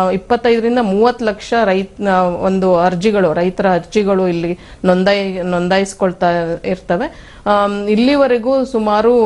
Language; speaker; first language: Kannada; native; Kannada